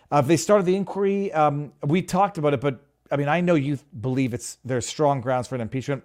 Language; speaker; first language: English; native; English